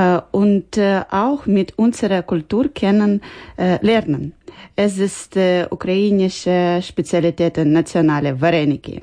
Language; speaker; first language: German; non-native, learner; Ukrainian